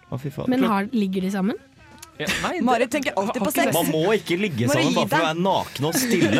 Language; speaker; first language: Norwegian; native; Norwegian